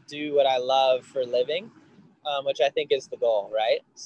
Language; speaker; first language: English; native; English